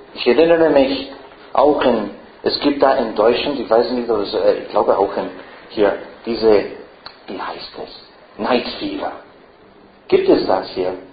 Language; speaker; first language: German; non-native, fluent; English